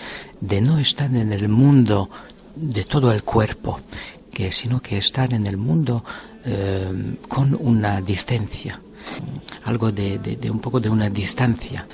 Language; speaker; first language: Spanish; non-native, fluent; French